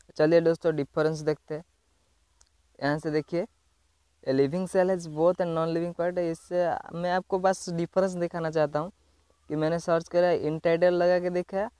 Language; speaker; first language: Hindi; native; Hindi